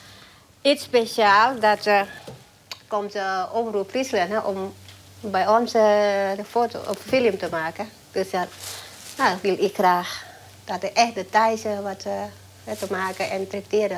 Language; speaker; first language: Dutch; non-native, learner; Thai